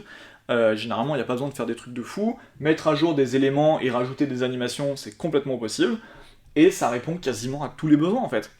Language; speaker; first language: French; native; French